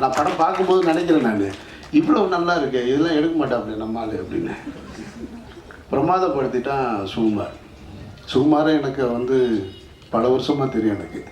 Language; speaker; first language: Tamil; native; Tamil